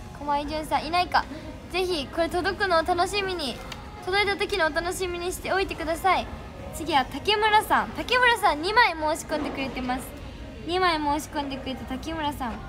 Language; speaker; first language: Japanese; native; Japanese